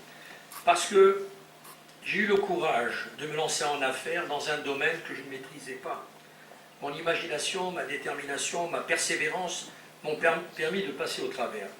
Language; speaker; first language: French; native; French